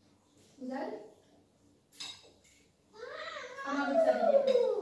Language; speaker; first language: Turkish; non-native, learner; Filipino